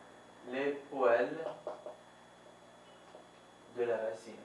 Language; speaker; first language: French; non-native, fluent; Arabic